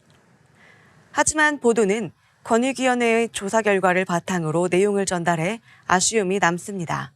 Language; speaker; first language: Korean; native; Korean